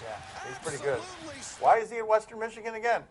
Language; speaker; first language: English; native; English